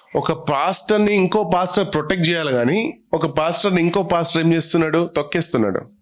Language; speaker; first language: Telugu; non-native, local second language; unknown